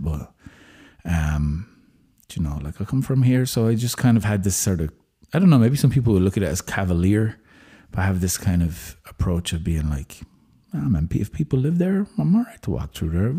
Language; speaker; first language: English; native; English